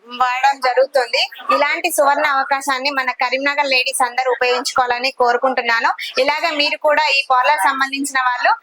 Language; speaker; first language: Telugu; native; Telugu